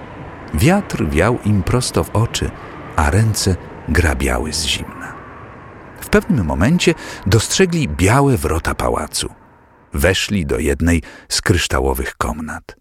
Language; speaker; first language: Polish; native; Polish